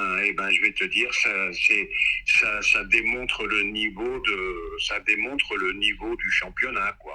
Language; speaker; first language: French; native; French